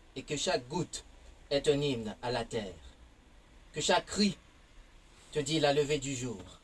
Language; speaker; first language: French; non-native, local second language; Haitian Creole